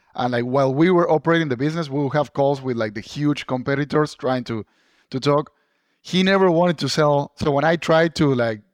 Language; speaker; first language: English; non-native, fluent; Spanish